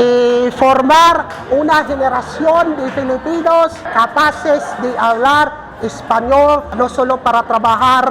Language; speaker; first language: Spanish; non-native, fluent; Filipino